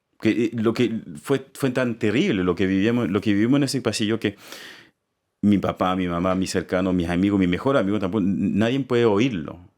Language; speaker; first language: Spanish; native; Spanish